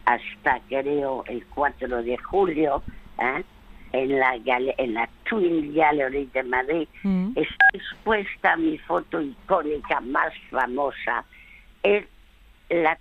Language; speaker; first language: Spanish; early bilingual, other home language; French